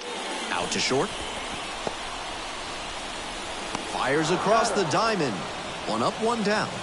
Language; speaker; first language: English; native; English